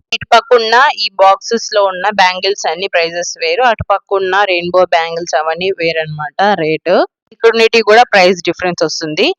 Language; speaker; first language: Telugu; non-native, local second language; Tamil